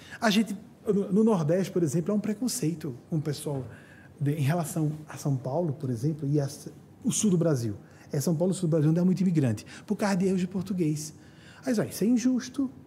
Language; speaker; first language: Portuguese; native; Portuguese